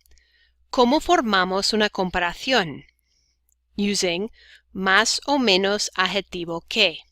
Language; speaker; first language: Spanish; non-native, fluent; English